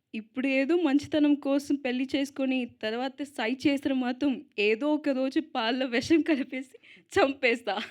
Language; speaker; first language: Telugu; non-native, learner; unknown